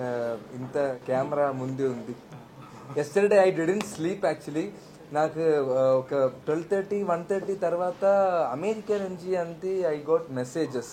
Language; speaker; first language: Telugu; non-native, learner; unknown